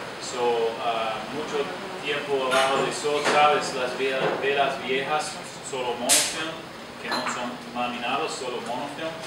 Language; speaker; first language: Spanish; non-native, learner; English